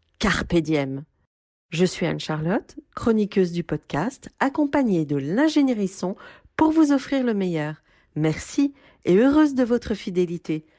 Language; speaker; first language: French; native; French